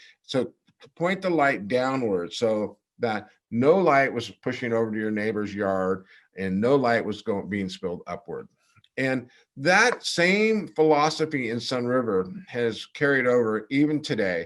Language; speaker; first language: English; native; English